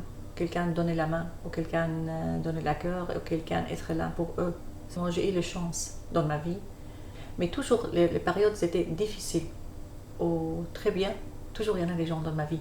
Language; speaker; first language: French; non-native, learner; Arabic